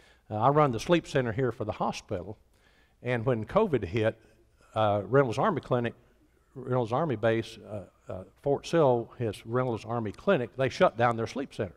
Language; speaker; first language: English; native; English